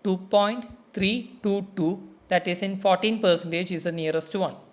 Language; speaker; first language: English; non-native, local second language; Malayalam